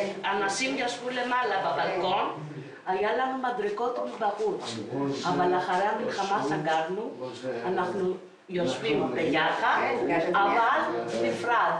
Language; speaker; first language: Hebrew; non-native, fluent; Greek